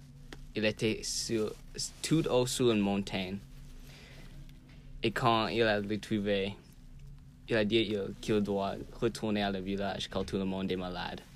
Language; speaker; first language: French; non-native, learner; English